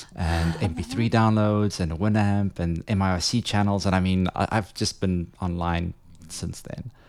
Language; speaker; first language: English; non-native, local second language; Afrikaans